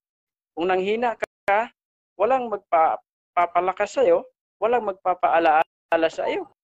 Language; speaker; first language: Filipino; native; Filipino